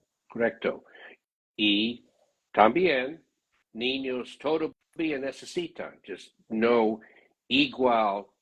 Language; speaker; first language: Spanish; non-native, learner; English